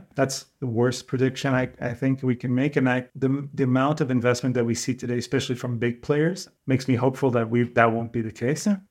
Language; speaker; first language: English; non-native, fluent; Portuguese